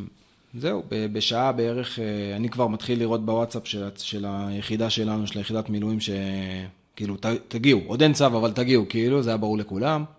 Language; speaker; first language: Hebrew; native; Hebrew